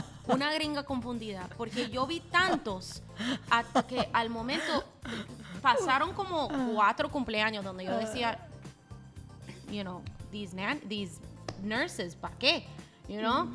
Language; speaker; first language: Spanish; non-native, fluent; English